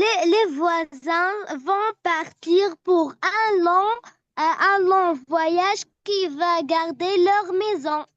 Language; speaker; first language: French; non-native, learner; Arabic